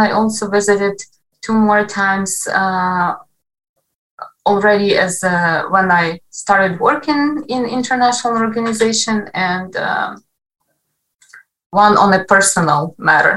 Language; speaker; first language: English; non-native, fluent; Ukrainian